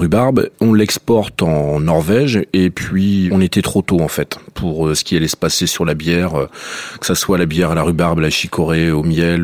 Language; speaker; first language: French; native; French